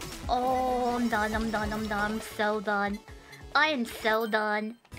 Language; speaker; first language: English; non-native, fluent; Japanese